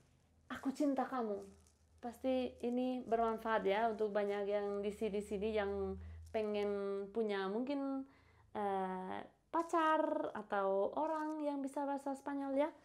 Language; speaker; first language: Indonesian; non-native, fluent; Spanish